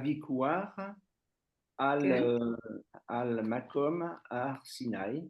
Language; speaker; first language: Hebrew; non-native, learner; French